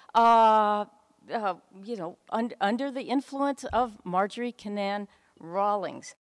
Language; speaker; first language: English; native; English